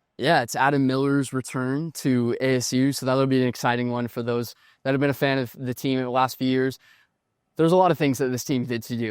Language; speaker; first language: English; native; English